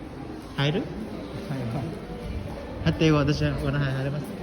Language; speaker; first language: Japanese; non-native, learner; Hmong